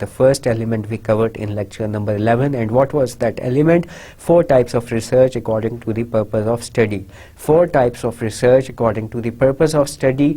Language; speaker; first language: English; non-native, local second language; Urdu